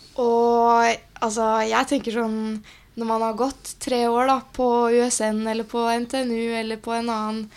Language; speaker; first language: Norwegian; native; Norwegian